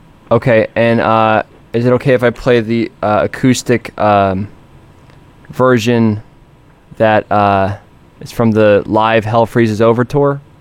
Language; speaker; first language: English; native; English